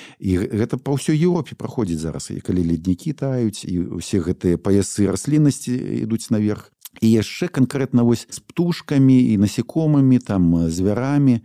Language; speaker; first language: Belarusian; non-native, local second language; Russian